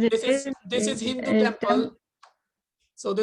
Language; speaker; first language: English; non-native, local second language; Arabic